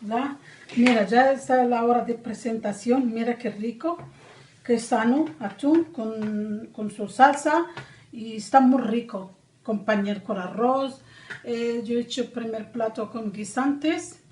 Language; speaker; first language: Spanish; non-native, learner; Arabic